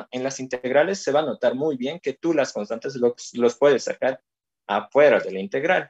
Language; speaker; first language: Spanish; native; Spanish